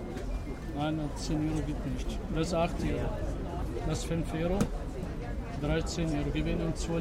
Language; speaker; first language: German; non-native, learner; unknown